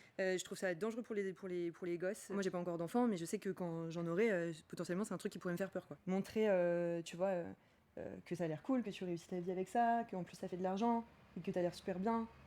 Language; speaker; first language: French; native; French